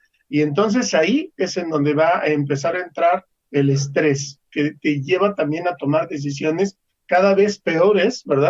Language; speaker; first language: Spanish; native; Spanish